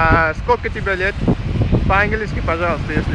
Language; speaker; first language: Russian; non-native, learner; Uzbek